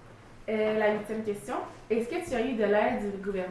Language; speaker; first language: French; native; French